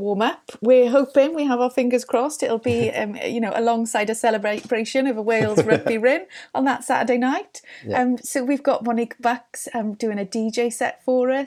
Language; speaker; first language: English; native; English